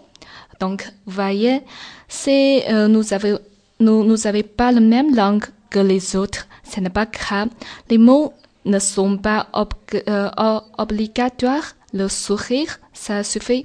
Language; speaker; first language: French; non-native, learner; Chinese